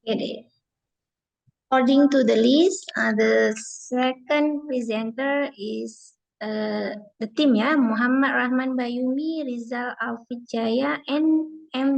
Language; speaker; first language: English; non-native, fluent; Indonesian